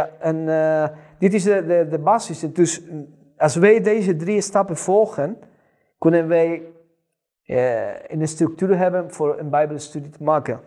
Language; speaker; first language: Dutch; non-native, fluent; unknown